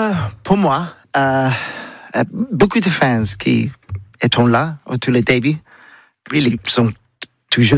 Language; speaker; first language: French; non-native, learner; English